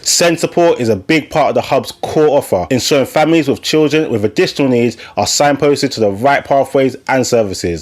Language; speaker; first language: English; native; English